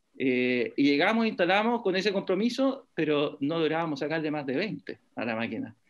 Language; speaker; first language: Spanish; native; Spanish